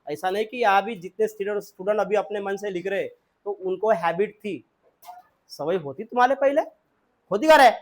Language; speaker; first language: Hindi; non-native, local second language; Marathi